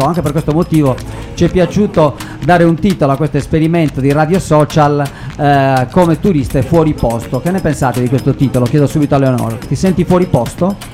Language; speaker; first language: Italian; native; Italian